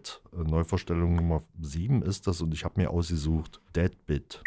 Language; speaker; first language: German; native; German